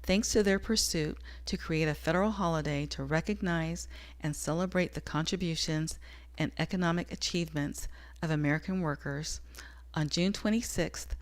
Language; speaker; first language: English; native; English